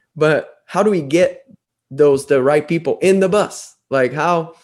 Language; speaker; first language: English; non-native, fluent; Portuguese